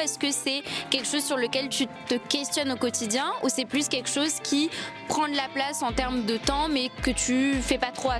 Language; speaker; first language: French; native; French